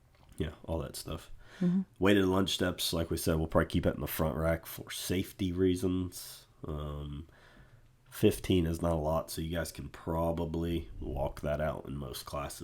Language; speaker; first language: English; native; English